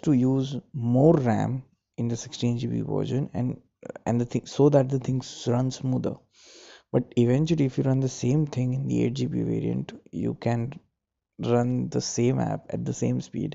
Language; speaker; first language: English; non-native, local second language; Marathi